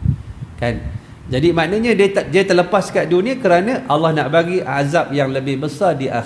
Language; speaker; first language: Malay; native; Malay